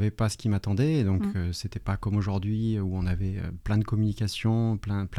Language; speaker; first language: French; native; French